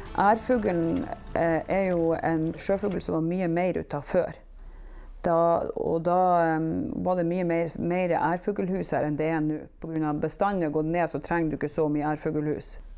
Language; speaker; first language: Norwegian; native; Norwegian